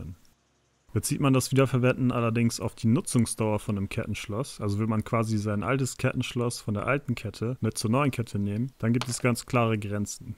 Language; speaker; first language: German; native; German